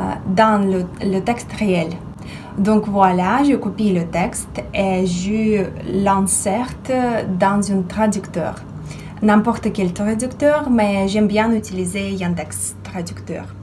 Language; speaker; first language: French; non-native, fluent; Russian